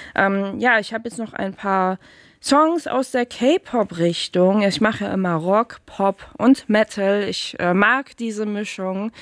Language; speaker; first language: German; native; German